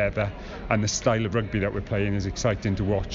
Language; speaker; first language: English; native; English